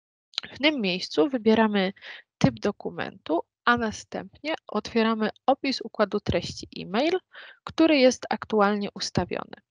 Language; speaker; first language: Polish; native; Polish